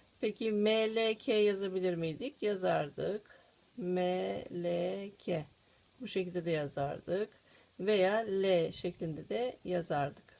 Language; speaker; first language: Turkish; native; Turkish